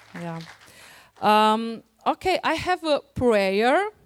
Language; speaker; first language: English; non-native, fluent; Slovenian